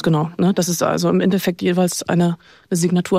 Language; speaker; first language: German; native; German